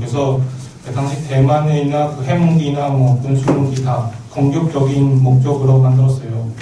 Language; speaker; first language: Korean; non-native, learner; Chinese